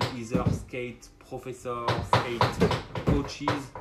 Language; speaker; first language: English; non-native, fluent; French